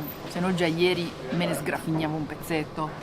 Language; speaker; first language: Italian; native; Italian